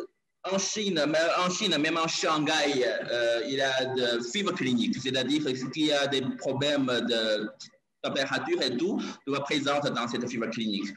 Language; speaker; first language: French; non-native, learner; Chinese